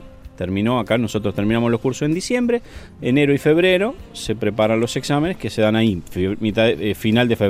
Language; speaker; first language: Spanish; native; Spanish